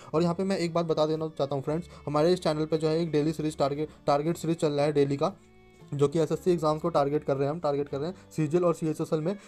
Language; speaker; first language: Hindi; native; Hindi